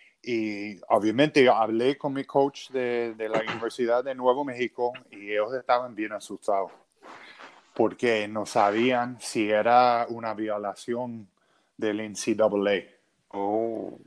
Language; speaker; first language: Spanish; non-native, fluent; English